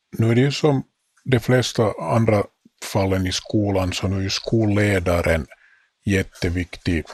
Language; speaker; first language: Swedish; native; Swedish